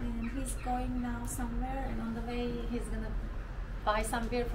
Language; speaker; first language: English; non-native, fluent; Turkish